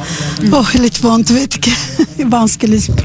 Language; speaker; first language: Norwegian; non-native, learner; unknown